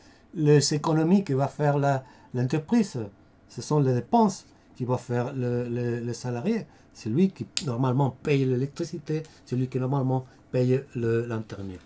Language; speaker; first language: French; non-native, fluent; Spanish